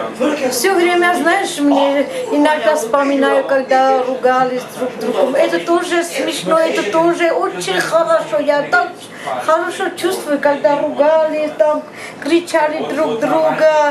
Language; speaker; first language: Russian; non-native, learner; Armenian